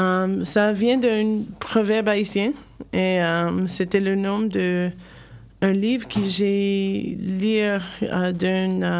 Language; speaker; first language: French; non-native, learner; English